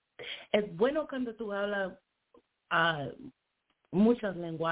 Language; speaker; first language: Spanish; non-native, learner; English